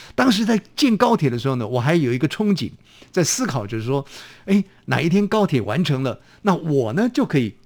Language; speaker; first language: Chinese; native; Chinese